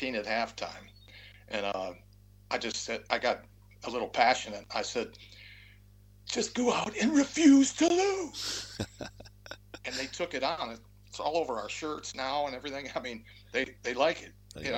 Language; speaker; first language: English; native; English